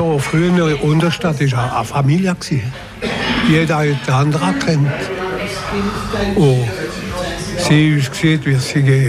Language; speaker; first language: German; non-native, local second language; French